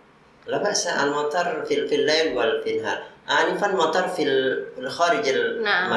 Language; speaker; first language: Arabic; non-native, learner; Indonesian